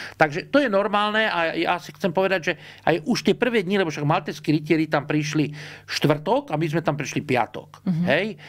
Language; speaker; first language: Slovak; native; Slovak